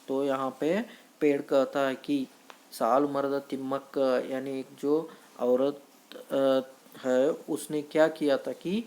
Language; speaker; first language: Hindi; non-native, local second language; Kannada